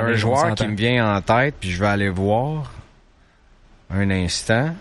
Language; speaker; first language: French; native; French